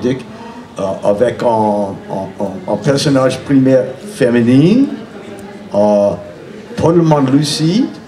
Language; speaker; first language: French; non-native, learner; English